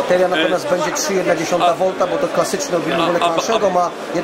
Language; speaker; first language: Polish; native; Polish